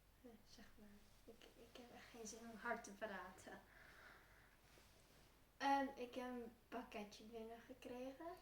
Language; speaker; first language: Dutch; early bilingual, heritage; Turkish